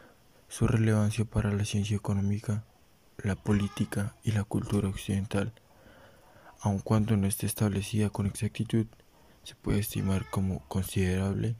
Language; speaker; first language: Spanish; native; Spanish